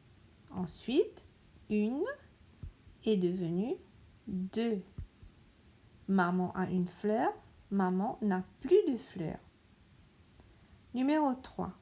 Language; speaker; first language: French; non-native, local second language; Morisyen